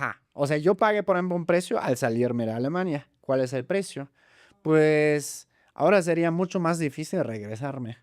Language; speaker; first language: Spanish; non-native, fluent; German